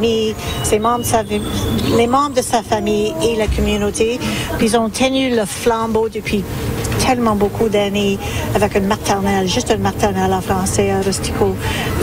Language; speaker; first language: French; native; French